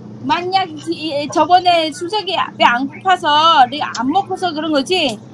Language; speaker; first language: Korean; non-native, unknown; Vietnamese